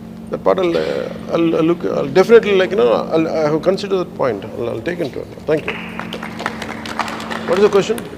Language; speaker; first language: English; non-native, local second language; Telugu